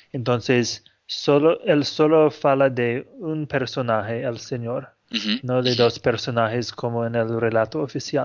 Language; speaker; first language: Spanish; non-native, fluent; English